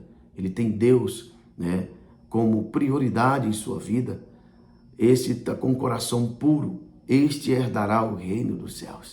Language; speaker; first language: Portuguese; native; Portuguese